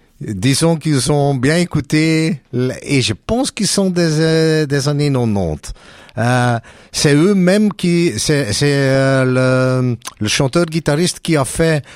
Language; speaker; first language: French; non-native, local second language; Dutch